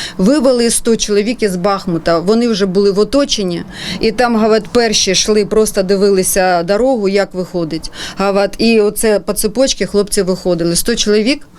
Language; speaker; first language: Ukrainian; non-native, local second language; Russian